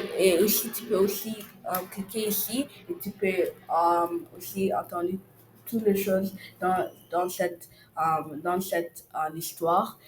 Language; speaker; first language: French; non-native, learner; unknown